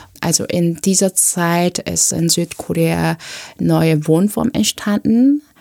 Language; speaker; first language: German; non-native, fluent; Korean